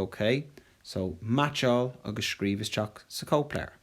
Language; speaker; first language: Irish; non-native, local second language; English